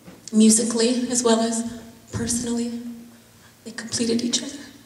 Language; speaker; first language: English; early bilingual, other home language; Persian